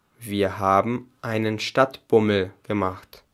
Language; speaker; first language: German; non-native, fluent; Albanian